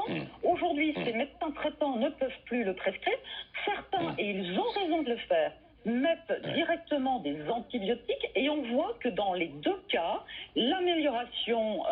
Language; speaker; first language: French; native; French